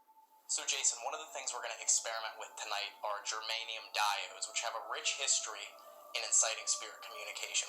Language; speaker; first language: English; native; English